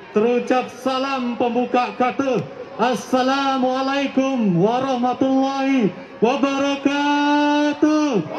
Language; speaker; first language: Indonesian; native; Indonesian